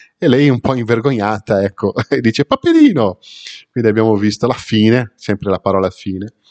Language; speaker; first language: Italian; non-native, fluent; Portuguese